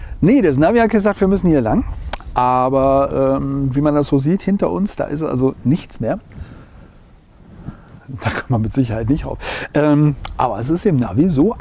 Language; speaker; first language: German; native; German